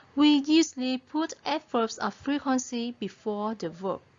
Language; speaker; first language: English; non-native, fluent; Vietnamese